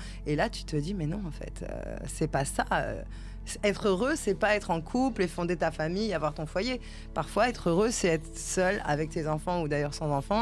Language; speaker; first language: French; native; French